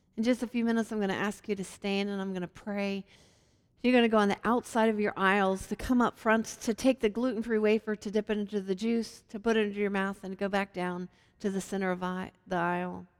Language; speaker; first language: English; native; English